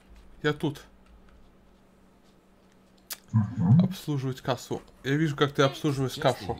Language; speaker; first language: Russian; native; Russian